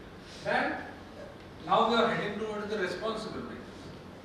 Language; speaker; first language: Hindi; native; Hindi